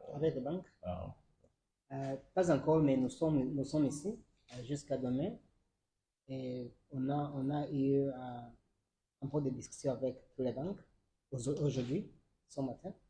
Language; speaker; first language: French; non-native, learner; Arabic